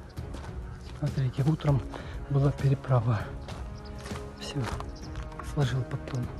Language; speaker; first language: Russian; native; Russian